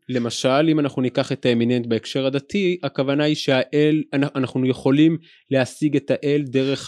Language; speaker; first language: Hebrew; native; Hebrew